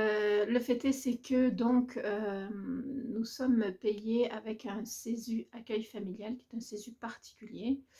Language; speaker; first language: French; native; French